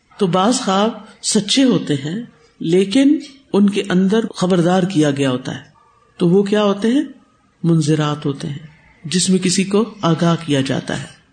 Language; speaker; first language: Urdu; non-native, local second language; Punjabi